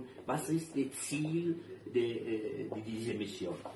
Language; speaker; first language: German; non-native, fluent; Albanian